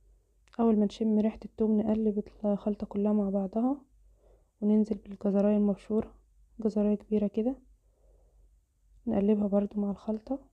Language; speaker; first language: Arabic; native; Arabic